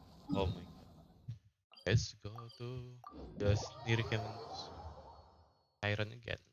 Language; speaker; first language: English; non-native, learner; Indonesian